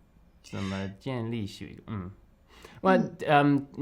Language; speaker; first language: Chinese; non-native, learner; English